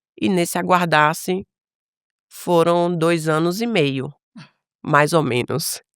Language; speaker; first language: Portuguese; native; Portuguese